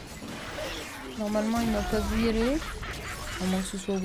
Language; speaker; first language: French; native; French